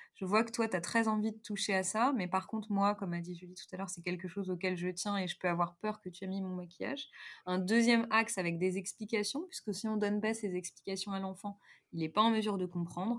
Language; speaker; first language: French; native; French